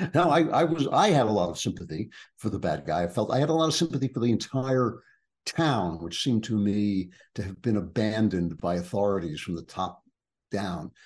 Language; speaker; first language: English; native; English